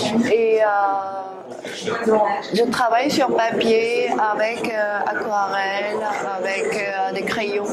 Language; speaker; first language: French; non-native, fluent; Korean